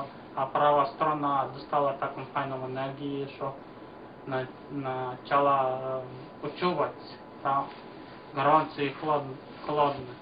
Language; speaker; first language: Polish; non-native, learner; Ukrainian